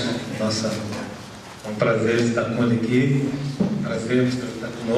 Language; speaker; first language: Portuguese; native; Portuguese